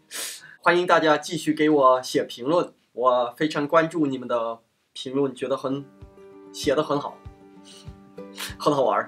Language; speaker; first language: Chinese; non-native, fluent; Danish